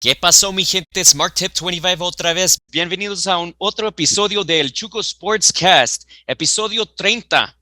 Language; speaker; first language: Spanish; early bilingual, other home language; English